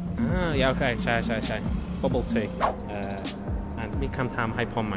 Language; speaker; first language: Thai; non-native, learner; English